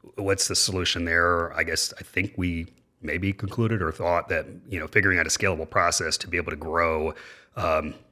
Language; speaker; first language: English; native; English